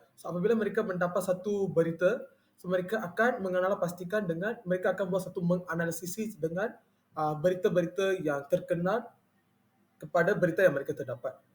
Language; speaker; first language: Malay; non-native, local second language; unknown